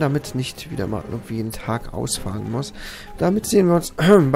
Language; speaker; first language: German; native; German